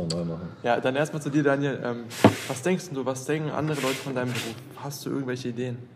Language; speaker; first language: German; native; German